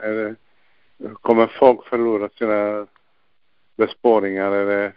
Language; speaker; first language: Swedish; non-native, fluent; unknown